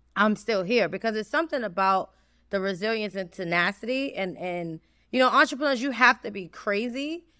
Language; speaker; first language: English; native; English